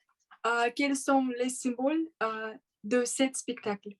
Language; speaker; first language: French; non-native, learner; Russian